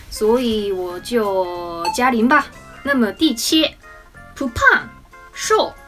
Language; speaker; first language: Chinese; non-native, fluent; Japanese